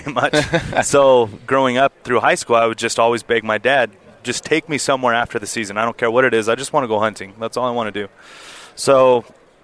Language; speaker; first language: English; native; English